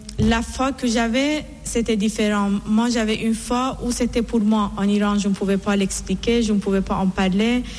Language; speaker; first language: French; non-native, fluent; Persian